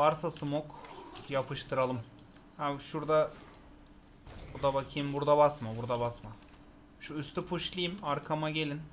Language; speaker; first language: Turkish; native; Turkish